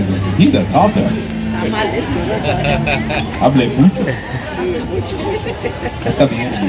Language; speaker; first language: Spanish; non-native, learner; English